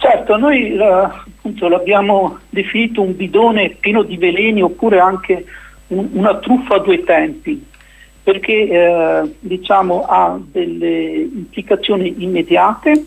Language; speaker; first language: Italian; native; Italian